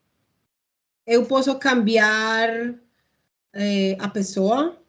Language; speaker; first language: Portuguese; non-native, learner; Spanish